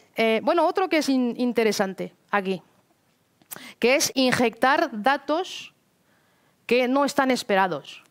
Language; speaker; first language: Spanish; non-native, fluent; French